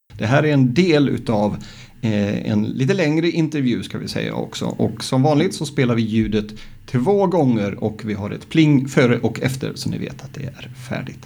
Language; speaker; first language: Swedish; native; Swedish